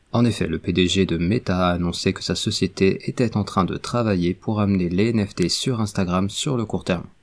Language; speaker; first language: French; native; French